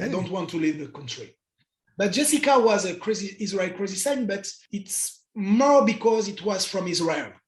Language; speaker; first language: English; non-native, learner; French